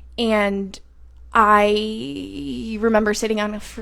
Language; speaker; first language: English; native; English